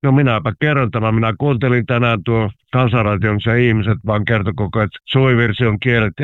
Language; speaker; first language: Finnish; native; Finnish